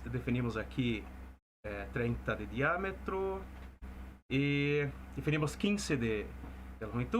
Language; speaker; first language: Spanish; non-native, fluent; Portuguese